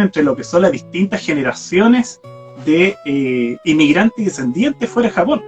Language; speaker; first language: Spanish; native; Spanish